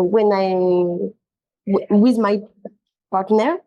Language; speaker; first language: English; non-native, learner; French